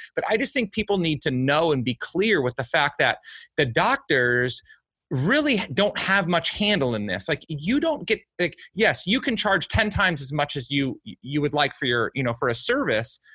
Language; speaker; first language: English; native; English